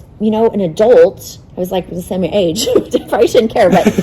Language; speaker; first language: English; native; English